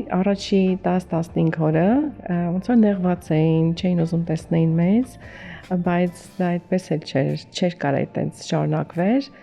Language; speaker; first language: Armenian; early bilingual, heritage; Armenian